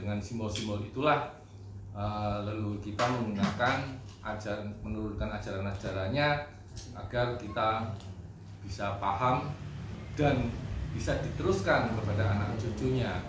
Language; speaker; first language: Indonesian; native; Indonesian